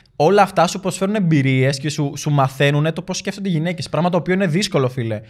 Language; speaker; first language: Greek; early bilingual, other home language; Albanian